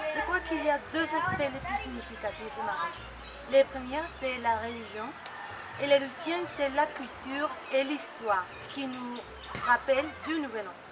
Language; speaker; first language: French; non-native, fluent; Spanish